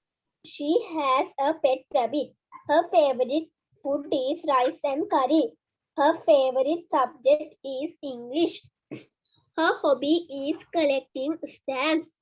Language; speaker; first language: English; non-native, learner; Sinhala